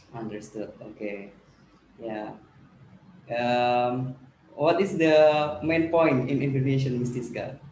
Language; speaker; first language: English; non-native, learner; Indonesian